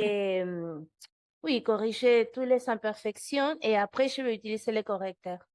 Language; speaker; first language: French; non-native, fluent; Spanish